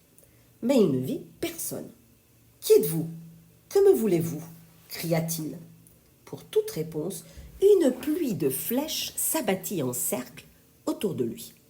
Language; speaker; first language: French; native; French